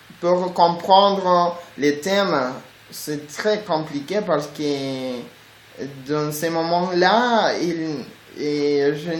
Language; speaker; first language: French; non-native, learner; Spanish